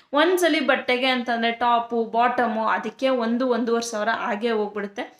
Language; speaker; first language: Kannada; native; Kannada